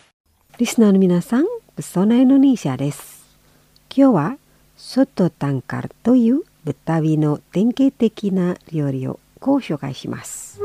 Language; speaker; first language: Japanese; non-native, fluent; Indonesian